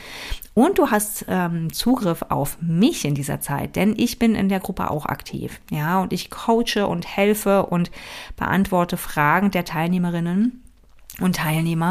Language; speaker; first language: German; native; German